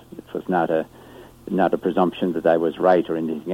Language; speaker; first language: English; native; English